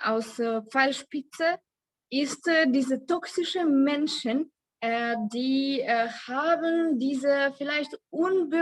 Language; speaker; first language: German; non-native, learner; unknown